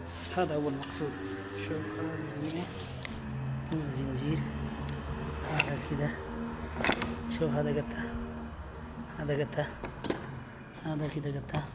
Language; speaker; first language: Arabic; non-native, learner; Bangla